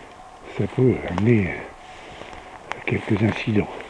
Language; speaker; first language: French; native; French